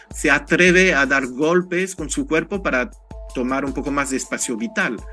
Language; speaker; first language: Spanish; non-native, fluent; French